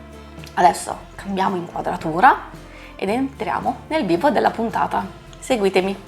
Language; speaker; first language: Italian; native; Italian